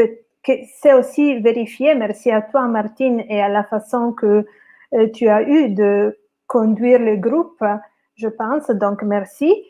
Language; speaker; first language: French; non-native, fluent; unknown